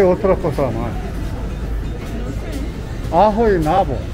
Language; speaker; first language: Spanish; non-native, fluent; Korean